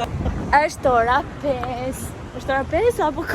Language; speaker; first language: Albanian; early bilingual, heritage; Albanian